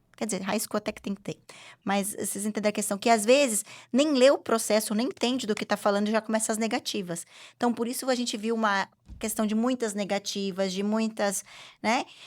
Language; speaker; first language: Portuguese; native; Portuguese